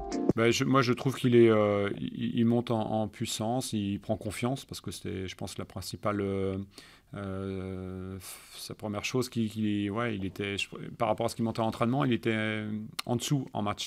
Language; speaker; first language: French; native; French